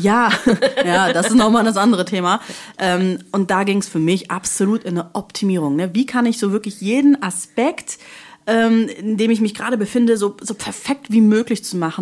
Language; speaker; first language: German; native; German